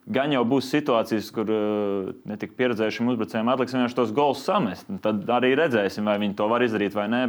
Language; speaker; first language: Latvian; native; Latvian